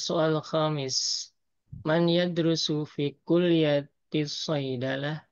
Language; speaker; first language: Arabic; non-native, learner; Indonesian